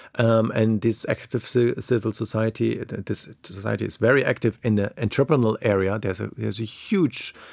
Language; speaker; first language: English; non-native, fluent; German